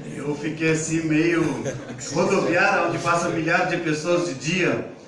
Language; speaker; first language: Portuguese; non-native, fluent; Hindi